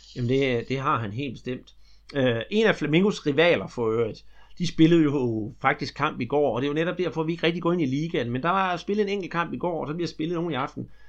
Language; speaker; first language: Danish; native; Danish